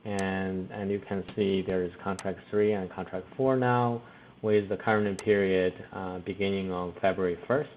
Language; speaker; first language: English; non-native, fluent; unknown